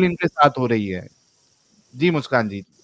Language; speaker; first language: Hindi; native; Hindi